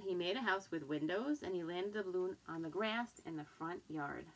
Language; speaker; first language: English; native; English